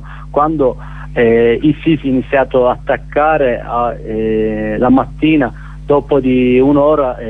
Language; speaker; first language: Italian; non-native, learner; Kurdish